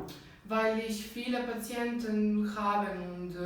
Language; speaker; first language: German; non-native, fluent; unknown